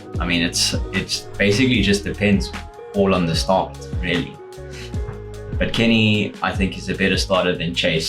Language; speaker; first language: English; native; English